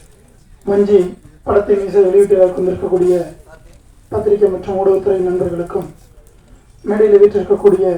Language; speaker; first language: Tamil; native; Tamil